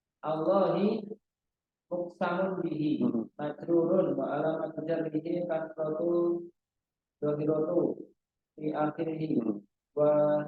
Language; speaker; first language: Arabic; non-native, learner; Indonesian